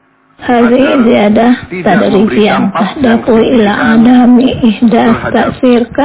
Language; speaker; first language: Arabic; non-native, fluent; Indonesian